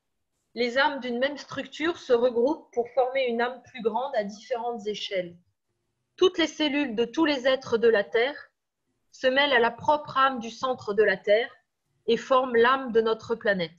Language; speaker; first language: French; native; French